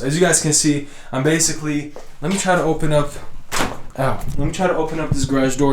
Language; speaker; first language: English; native; English